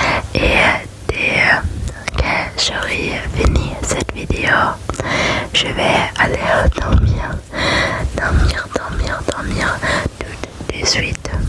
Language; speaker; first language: French; non-native, learner; German